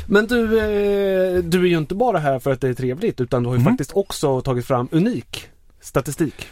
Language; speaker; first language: Swedish; native; Swedish